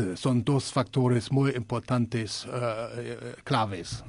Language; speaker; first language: Spanish; non-native, learner; German